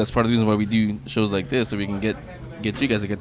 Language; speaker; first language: English; native; English